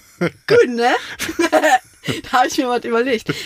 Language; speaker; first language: German; non-native, local second language; Russian